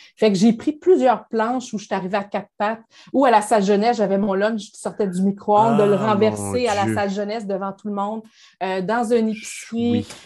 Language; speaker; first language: French; native; French